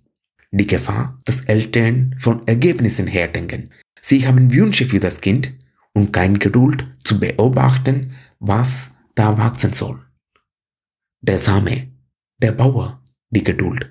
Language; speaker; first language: German; non-native, fluent; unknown